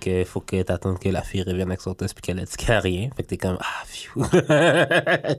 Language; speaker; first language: French; native; French